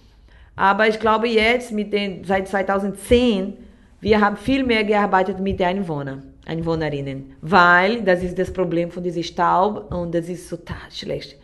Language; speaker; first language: German; non-native, learner; Portuguese